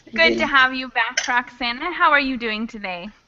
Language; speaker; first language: English; native; English